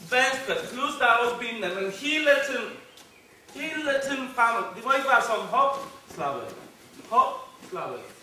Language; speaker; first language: Danish; non-native, fluent; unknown